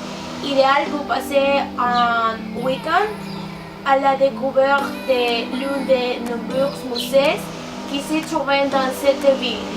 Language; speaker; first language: French; non-native, learner; Spanish